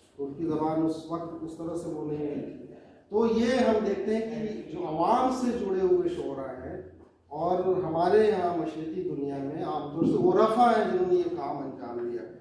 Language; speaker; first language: Urdu; native; Urdu